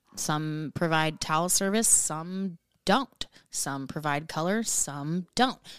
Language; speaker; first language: English; native; English